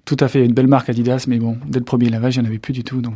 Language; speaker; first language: French; native; French